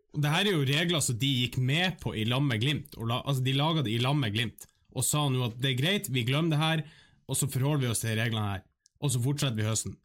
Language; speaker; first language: Norwegian; native; Norwegian